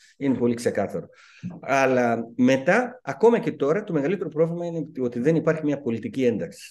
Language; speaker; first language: Greek; non-native, fluent; Persian